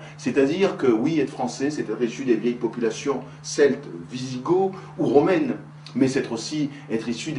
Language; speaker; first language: French; native; French